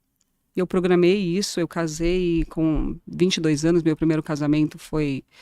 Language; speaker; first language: Portuguese; native; Portuguese